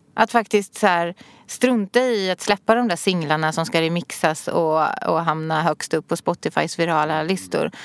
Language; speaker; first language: Swedish; native; Swedish